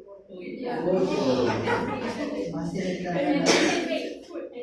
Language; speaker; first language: English; non-native, local second language; Malay